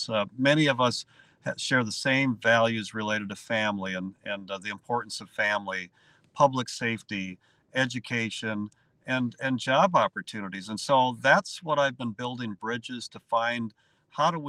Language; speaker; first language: English; native; English